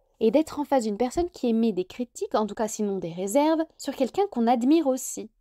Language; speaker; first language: French; native; French